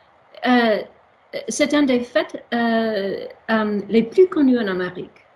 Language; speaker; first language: French; non-native, learner; English